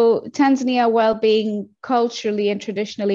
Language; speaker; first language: English; native; English